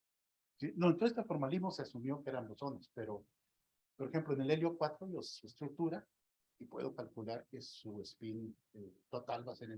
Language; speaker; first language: Spanish; native; Spanish